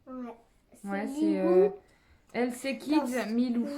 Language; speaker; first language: French; native; French